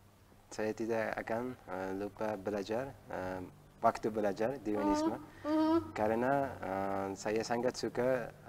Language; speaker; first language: Indonesian; non-native, learner; Uzbek